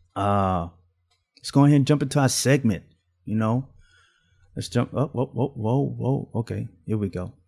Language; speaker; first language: English; native; English